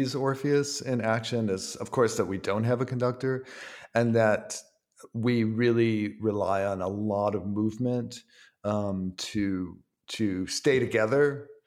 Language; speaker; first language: English; native; English